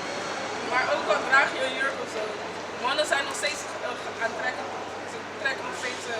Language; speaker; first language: Dutch; native; Dutch